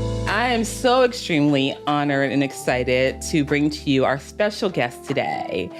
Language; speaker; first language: English; native; English